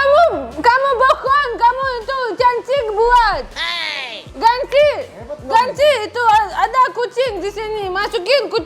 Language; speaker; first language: Indonesian; non-native, learner; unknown